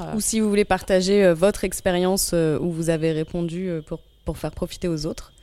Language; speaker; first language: French; native; French